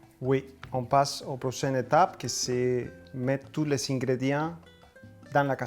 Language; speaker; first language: French; non-native, fluent; Spanish